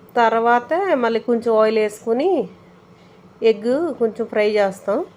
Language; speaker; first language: Telugu; native; Telugu